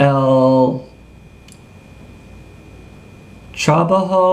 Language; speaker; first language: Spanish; non-native, learner; English